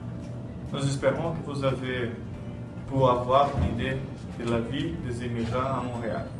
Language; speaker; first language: French; non-native, learner; Portuguese